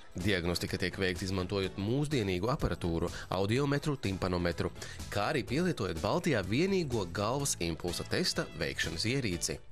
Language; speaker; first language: Latvian; native; Latvian